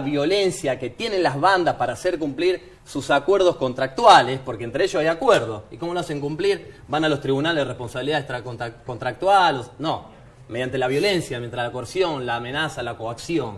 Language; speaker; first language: Spanish; native; Spanish